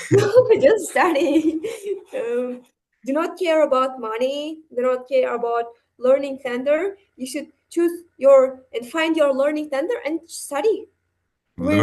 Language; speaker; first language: English; non-native, learner; Uzbek